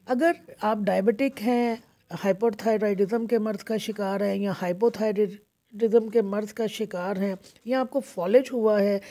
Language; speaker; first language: Urdu; native; Urdu